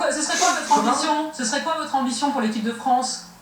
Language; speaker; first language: French; native; French